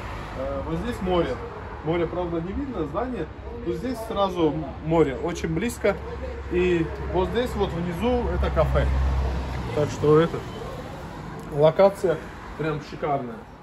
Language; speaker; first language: Russian; non-native, fluent; Turkish